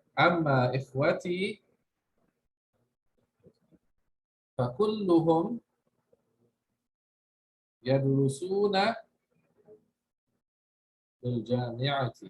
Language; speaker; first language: Arabic; non-native, fluent; English